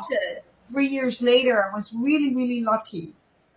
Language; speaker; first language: English; non-native, local second language; Dutch